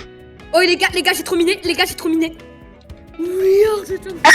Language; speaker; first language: French; native; French